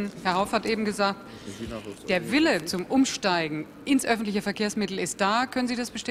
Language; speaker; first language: German; native; German